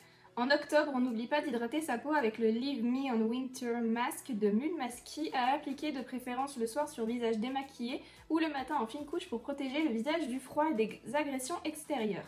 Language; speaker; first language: French; native; French